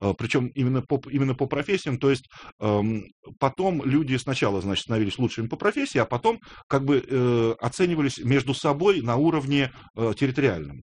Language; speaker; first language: Russian; native; Russian